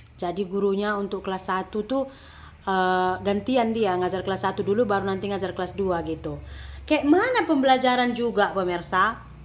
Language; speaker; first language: Indonesian; native; Indonesian